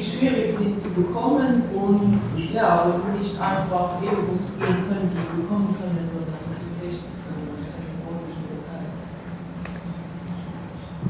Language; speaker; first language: German; non-native, local second language; Luxembourgish